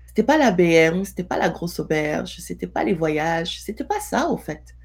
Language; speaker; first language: French; non-native, local second language; Wolof